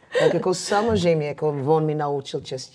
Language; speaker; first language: Czech; non-native, fluent; English